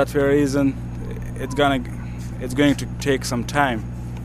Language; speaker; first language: English; non-native, fluent; Persian